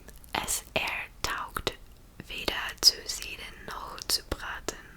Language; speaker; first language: German; non-native, learner; English